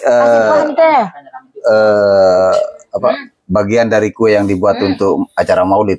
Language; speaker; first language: Indonesian; native; Indonesian